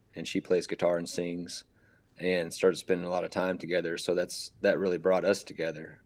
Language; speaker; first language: English; native; English